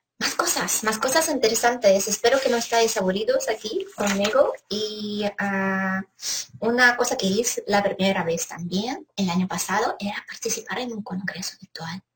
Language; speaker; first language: Spanish; non-native, fluent; Ukrainian